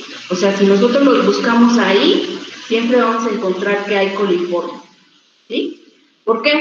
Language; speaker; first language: Spanish; native; Spanish